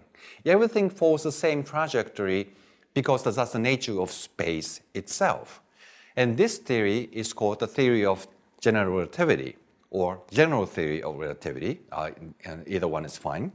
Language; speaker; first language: English; non-native, fluent; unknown